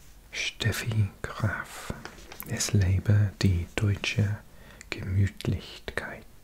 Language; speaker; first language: German; non-native, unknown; English